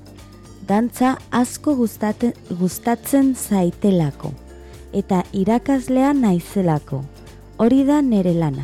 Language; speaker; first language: Basque; non-native, learner; Spanish